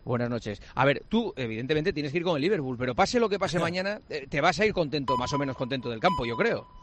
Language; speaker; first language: Spanish; native; Spanish